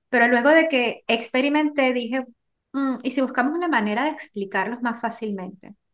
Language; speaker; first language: Spanish; native; Spanish